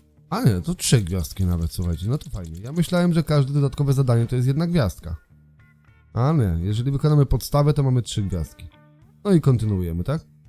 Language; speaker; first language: Polish; native; Polish